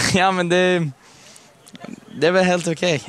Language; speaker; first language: Swedish; early bilingual, heritage; Swedish